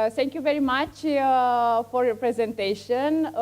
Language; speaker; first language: English; non-native, fluent; Romanian